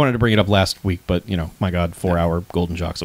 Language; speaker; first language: English; native; English